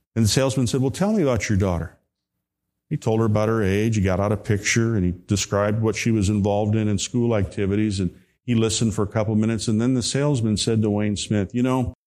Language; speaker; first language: English; native; English